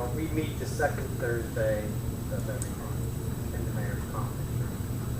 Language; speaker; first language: English; native; English